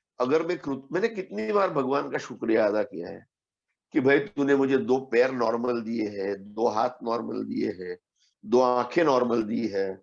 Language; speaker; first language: Hindi; non-native, local second language; Marathi